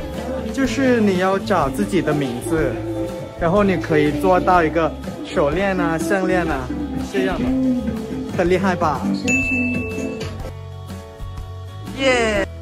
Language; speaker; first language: Chinese; non-native, fluent; Thai